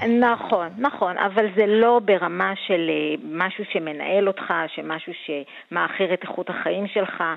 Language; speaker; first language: Hebrew; native; Hebrew